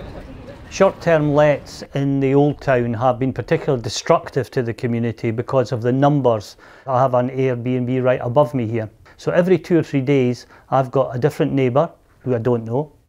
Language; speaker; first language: English; native; English